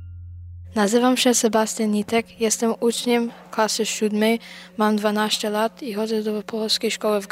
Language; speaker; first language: Polish; early bilingual, heritage; Polish